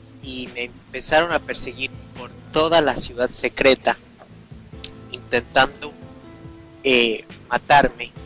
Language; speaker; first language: Spanish; native; Spanish